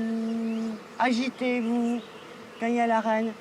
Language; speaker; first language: French; native; French